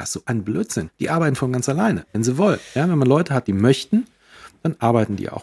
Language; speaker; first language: German; native; German